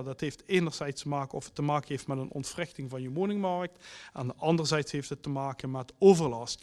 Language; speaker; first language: Dutch; native; Dutch